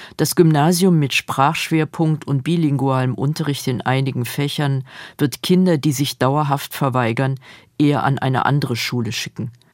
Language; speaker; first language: German; native; German